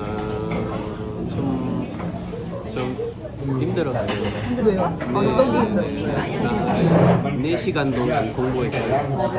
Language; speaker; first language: Korean; non-native, learner; French